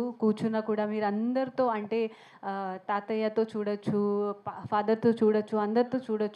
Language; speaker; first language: Telugu; non-native, fluent; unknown